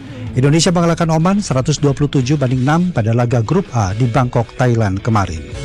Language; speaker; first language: Indonesian; native; Indonesian